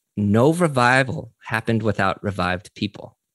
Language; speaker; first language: English; early bilingual, other home language; Korean